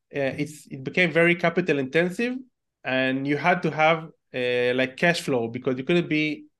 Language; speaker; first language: English; non-native, fluent; Hebrew